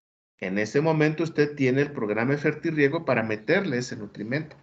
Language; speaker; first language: Spanish; native; Spanish